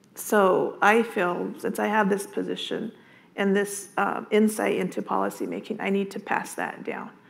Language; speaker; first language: English; native; English